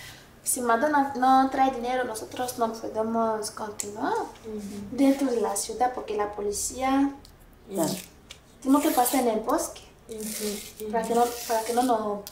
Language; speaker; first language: Spanish; non-native, learner; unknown